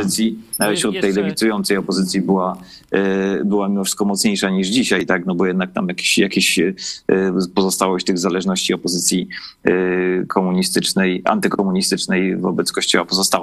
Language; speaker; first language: Polish; native; Polish